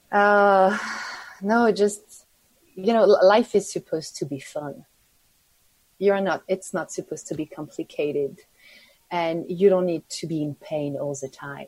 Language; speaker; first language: English; non-native, fluent; French